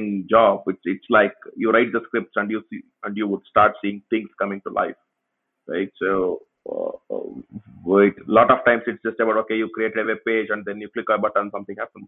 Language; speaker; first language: English; non-native, local second language; Kannada